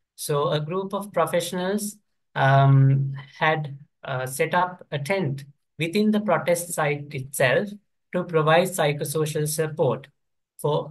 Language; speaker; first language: English; non-native, local second language; Sinhala